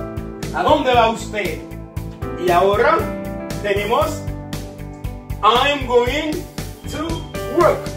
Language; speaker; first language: Spanish; non-native, fluent; Haitian Creole